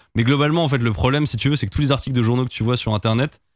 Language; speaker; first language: French; native; French